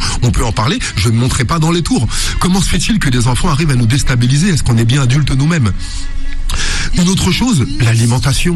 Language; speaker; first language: French; native; French